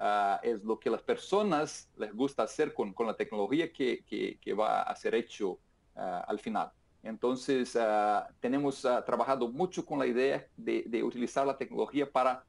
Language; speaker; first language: Spanish; non-native, fluent; Portuguese